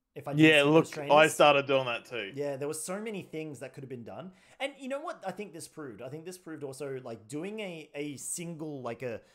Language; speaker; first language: English; native; English